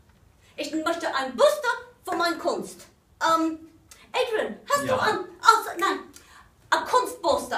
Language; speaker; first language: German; non-native, learner; English